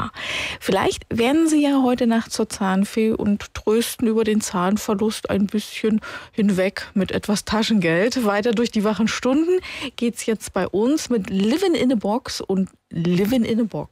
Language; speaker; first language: German; native; German